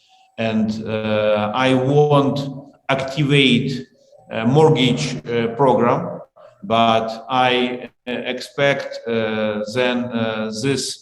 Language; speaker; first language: English; non-native, learner; Ukrainian